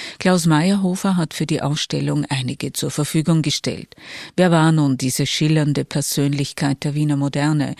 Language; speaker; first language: German; native; German